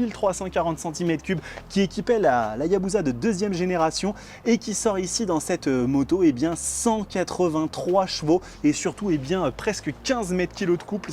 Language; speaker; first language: French; native; French